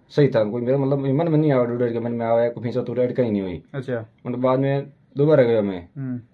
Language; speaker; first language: Hindi; native; Hindi